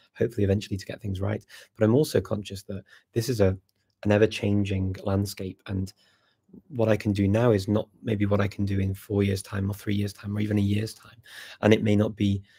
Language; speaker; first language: English; native; English